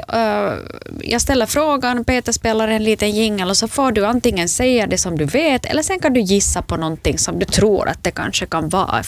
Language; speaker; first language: Swedish; native; Swedish